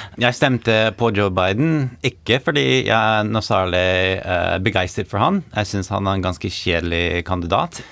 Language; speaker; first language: Norwegian; non-native, fluent; English